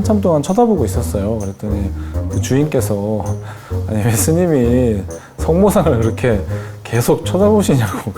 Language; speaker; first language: Korean; native; Korean